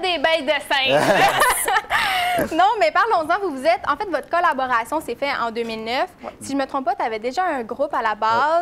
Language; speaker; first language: French; native; French